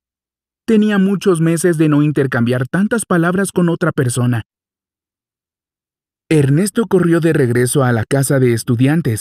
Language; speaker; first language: Spanish; native; Spanish